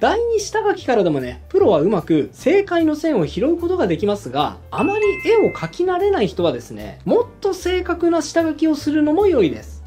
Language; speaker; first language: Japanese; native; Japanese